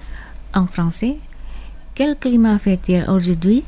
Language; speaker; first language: French; non-native, fluent; Indonesian